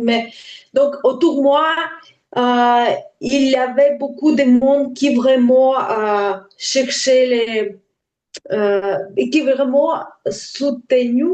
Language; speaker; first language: French; non-native, learner; Ukrainian